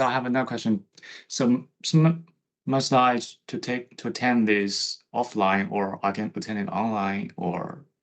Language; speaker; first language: English; non-native, fluent; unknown